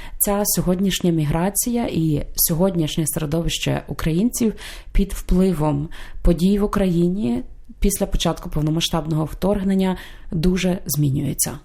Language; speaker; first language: Ukrainian; native; Ukrainian